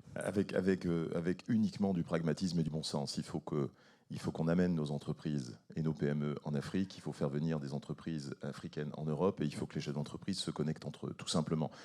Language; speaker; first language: French; native; French